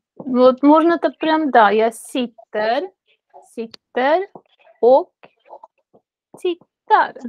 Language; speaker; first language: Swedish; non-native, fluent; Russian